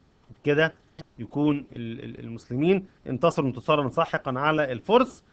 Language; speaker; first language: Arabic; native; Arabic